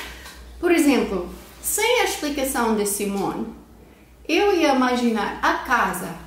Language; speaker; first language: Portuguese; non-native, fluent; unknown